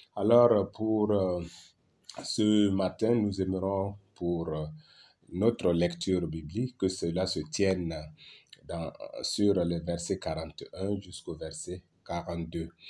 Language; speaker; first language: French; non-native, local second language; Lingala